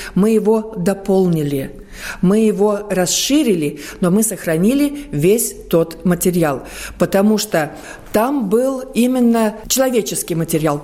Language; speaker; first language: Russian; non-native, local second language; Latvian